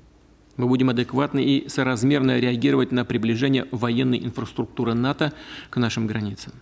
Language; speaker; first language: Russian; native; Russian